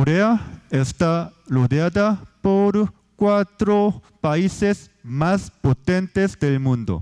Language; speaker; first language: Spanish; non-native, fluent; Korean